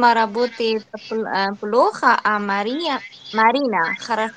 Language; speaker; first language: Russian; non-native, learner; Arabic